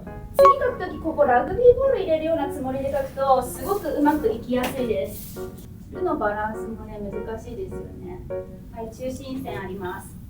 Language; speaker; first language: Japanese; native; Japanese